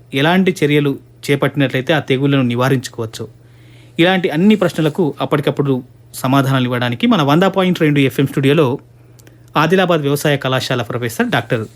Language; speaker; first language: Telugu; native; Telugu